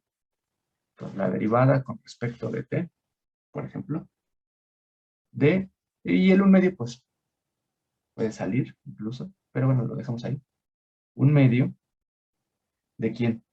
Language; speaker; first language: Spanish; native; Spanish